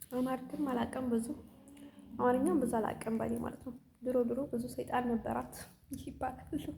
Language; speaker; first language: Amharic; early bilingual, heritage; Amharic